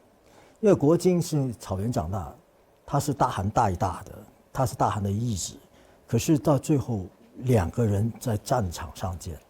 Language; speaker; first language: Chinese; non-native, fluent; Cantonese